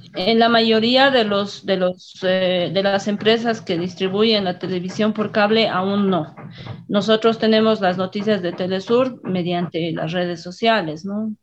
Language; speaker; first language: Spanish; native; Spanish